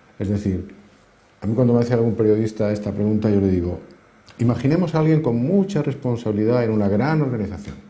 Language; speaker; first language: Spanish; native; Spanish